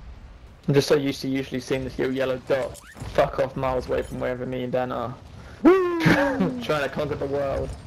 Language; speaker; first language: English; native; English